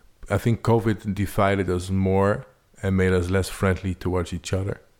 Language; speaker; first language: English; non-native, fluent; Dutch